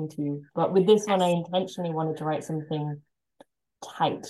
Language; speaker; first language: English; native; English